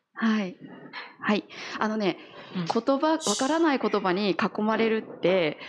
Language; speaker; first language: Japanese; native; Japanese